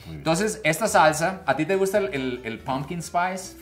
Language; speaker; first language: Spanish; native; Spanish